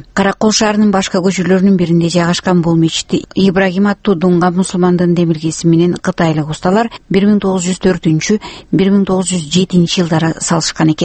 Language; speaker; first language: Kyrgyz; native; Kyrgyz